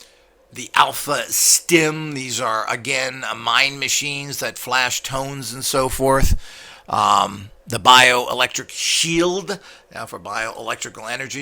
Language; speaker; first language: English; native; English